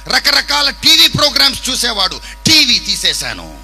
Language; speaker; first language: Telugu; non-native, local second language; English